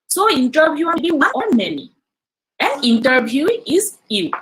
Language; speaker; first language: English; non-native, local second language; Assamese